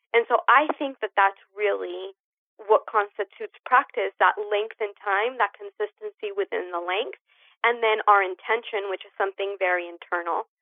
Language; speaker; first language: English; early bilingual, other home language; Spanish